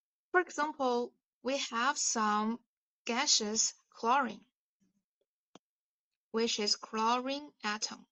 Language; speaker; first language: English; non-native, fluent; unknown